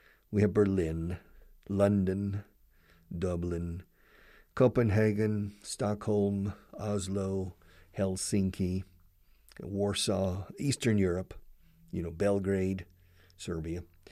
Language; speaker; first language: English; native; English